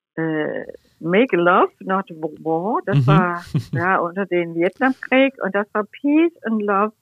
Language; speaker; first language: German; non-native, fluent; Danish